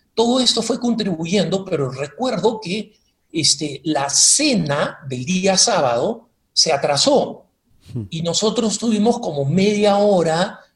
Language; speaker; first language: Spanish; native; Spanish